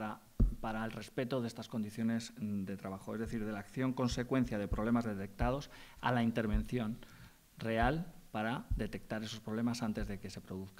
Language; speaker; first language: Spanish; native; Spanish